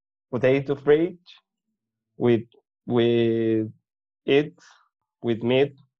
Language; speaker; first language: English; non-native, learner; Spanish